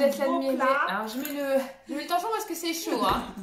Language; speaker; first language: French; native; French